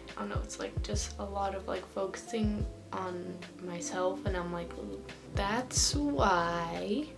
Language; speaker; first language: English; native; English